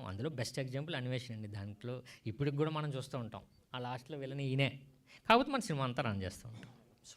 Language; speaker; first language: Telugu; native; Telugu